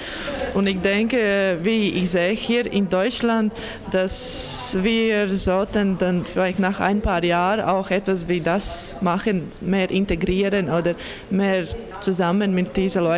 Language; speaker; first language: German; non-native, learner; Latvian